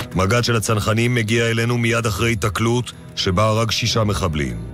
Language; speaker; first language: Hebrew; native; Hebrew